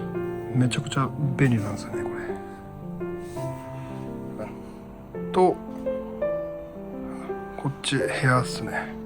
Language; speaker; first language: Japanese; native; Japanese